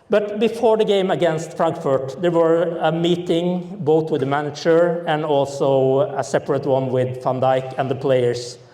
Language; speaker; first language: English; non-native, fluent; Norwegian